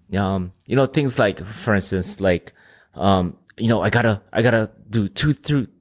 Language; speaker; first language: English; early bilingual, other home language; Filipino